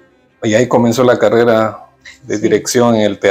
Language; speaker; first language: Spanish; native; Spanish